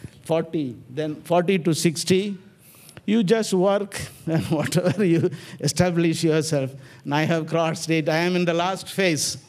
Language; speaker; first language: English; non-native, local second language; Tamil